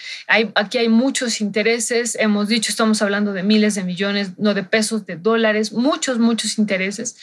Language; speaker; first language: Spanish; native; Spanish